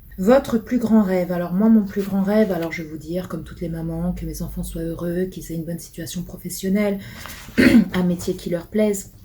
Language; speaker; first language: French; early bilingual, other home language; Portuguese